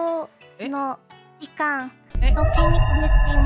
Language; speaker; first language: Japanese; non-native, learner; Indonesian